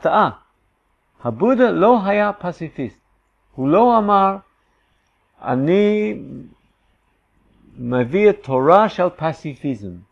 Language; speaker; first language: Hebrew; non-native, fluent; English